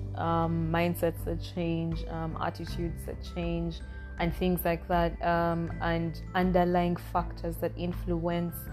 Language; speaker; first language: English; non-native, local second language; Acoli